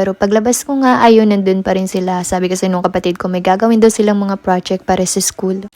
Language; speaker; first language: Filipino; non-native, local second language; Bikol